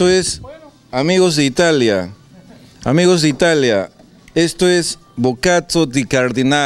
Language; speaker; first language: Spanish; native; Spanish